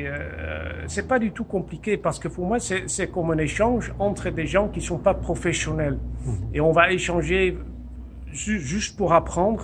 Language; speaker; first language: French; non-native, fluent; Dutch